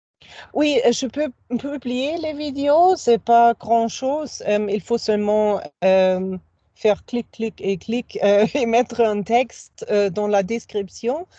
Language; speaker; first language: French; non-native, fluent; German